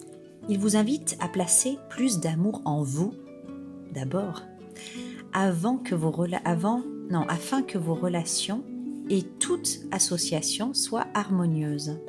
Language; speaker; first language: French; native; French